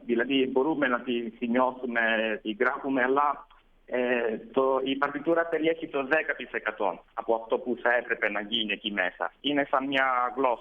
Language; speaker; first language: Greek; non-native, fluent; Italian